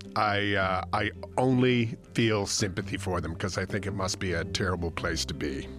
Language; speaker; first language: English; native; English